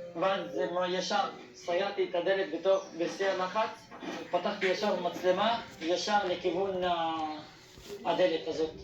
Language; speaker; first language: Hebrew; non-native, local second language; Arabic